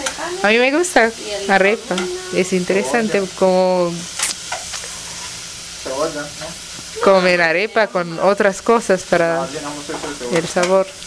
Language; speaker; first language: Spanish; non-native, learner; Tamil